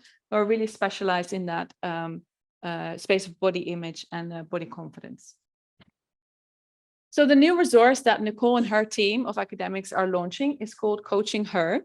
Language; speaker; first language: English; non-native, fluent; Dutch